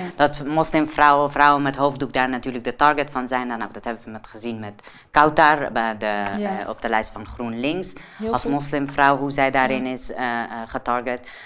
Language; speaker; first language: Dutch; non-native, fluent; Persian